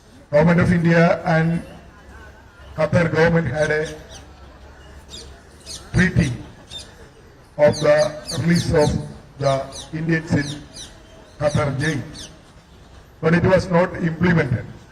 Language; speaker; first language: English; non-native, local second language; Malayalam